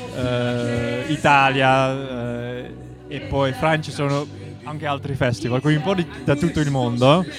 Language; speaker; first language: Italian; non-native, fluent; Dutch